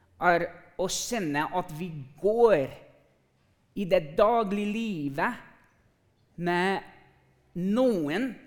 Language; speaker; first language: Norwegian; non-native, fluent; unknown